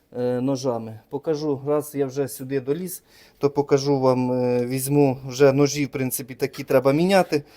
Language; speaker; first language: Ukrainian; native; Ukrainian